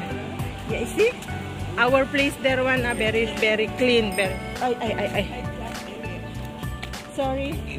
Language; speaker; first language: English; non-native, learner; Filipino